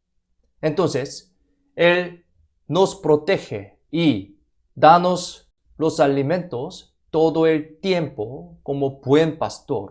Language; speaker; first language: Spanish; non-native, fluent; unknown